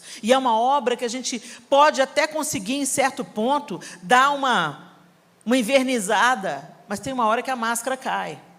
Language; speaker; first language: Portuguese; native; Portuguese